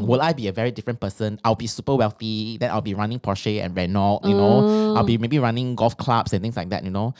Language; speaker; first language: English; non-native, local second language; Chinese